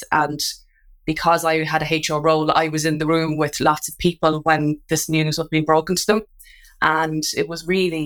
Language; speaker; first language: English; native; English